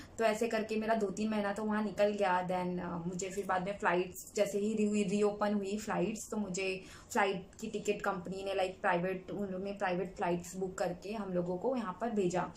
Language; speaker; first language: Hindi; native; Hindi